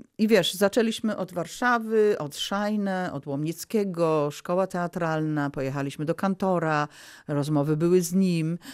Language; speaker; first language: Polish; early bilingual, heritage; Polish